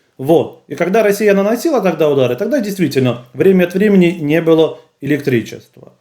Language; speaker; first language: Russian; native; Russian